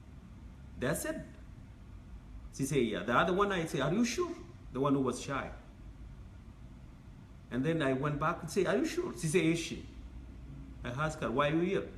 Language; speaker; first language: English; non-native, fluent; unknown